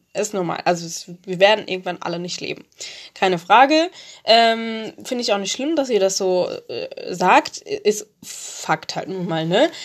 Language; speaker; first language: German; early bilingual, other home language; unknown